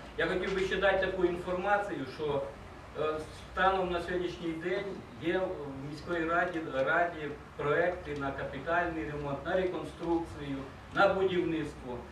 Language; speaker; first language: Ukrainian; native; Ukrainian